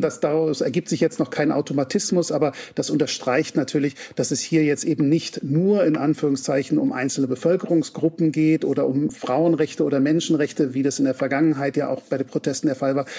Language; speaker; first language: German; native; German